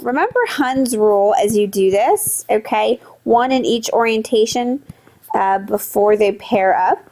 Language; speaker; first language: English; native; English